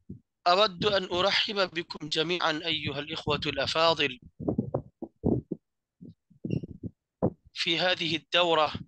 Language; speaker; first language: Arabic; non-native, fluent; Bangla